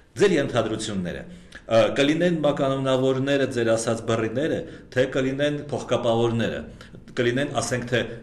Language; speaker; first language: Armenian; native; Armenian